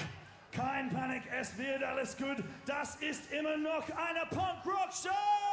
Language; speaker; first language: German; non-native, learner; English